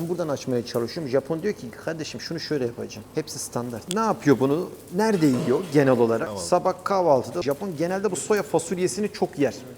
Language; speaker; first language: Turkish; native; Turkish